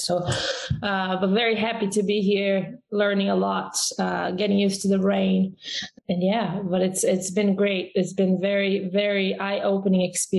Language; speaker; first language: English; non-native, fluent; Portuguese